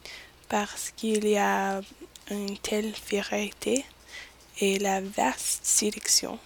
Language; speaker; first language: French; non-native, learner; English